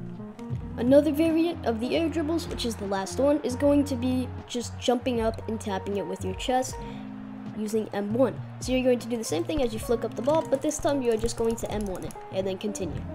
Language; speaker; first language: English; native; English